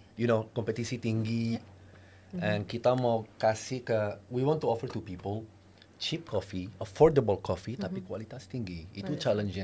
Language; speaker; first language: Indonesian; non-native, learner; French